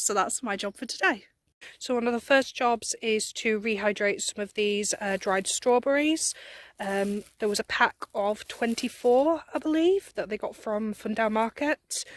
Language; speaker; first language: English; native; English